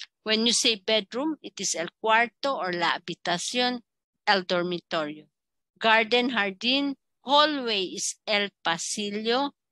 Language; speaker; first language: Spanish; non-native, fluent; Filipino